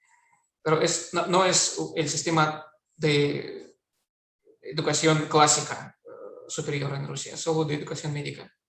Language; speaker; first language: Spanish; non-native, fluent; Russian